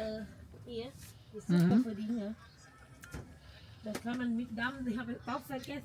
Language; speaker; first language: German; non-native, learner; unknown